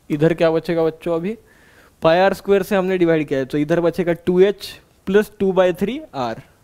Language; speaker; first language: Hindi; non-native, local second language; Marathi